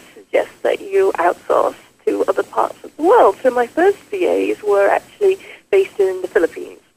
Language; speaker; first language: English; native; English